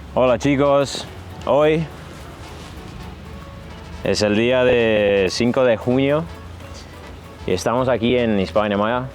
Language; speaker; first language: Spanish; non-native, learner; Estonian